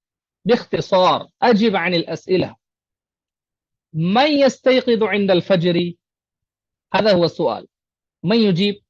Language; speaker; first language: Arabic; non-native, fluent; Urdu